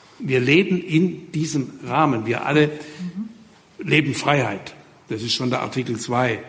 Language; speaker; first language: German; native; German